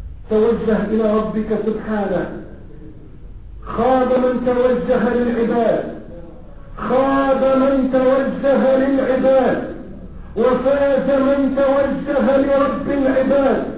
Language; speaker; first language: Arabic; native; Arabic